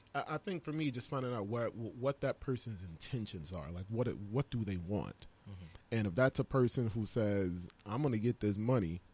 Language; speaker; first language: English; native; English